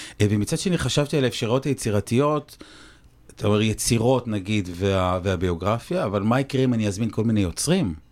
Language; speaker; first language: Hebrew; native; Hebrew